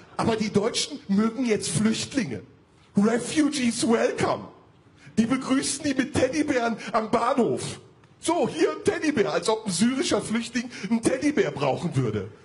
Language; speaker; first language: German; early bilingual, other home language; Turkish